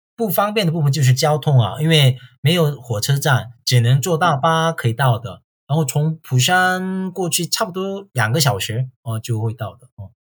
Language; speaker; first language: Chinese; non-native, fluent; Korean